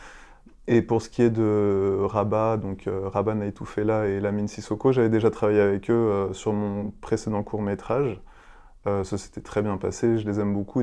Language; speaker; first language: French; native; French